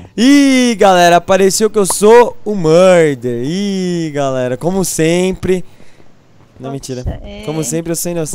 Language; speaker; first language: Portuguese; native; Portuguese